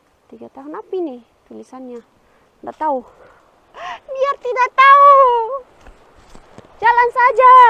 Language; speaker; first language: Indonesian; non-native, learner; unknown